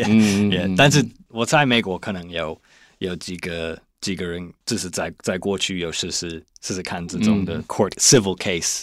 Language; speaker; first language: Chinese; non-native, learner; English